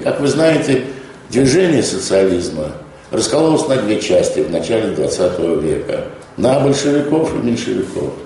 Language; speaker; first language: Russian; native; Russian